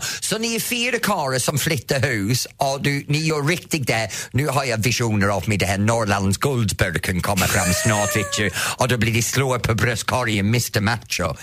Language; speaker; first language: Swedish; non-native, fluent; English